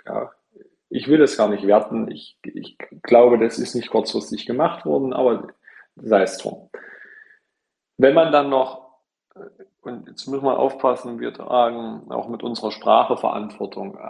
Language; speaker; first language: German; native; German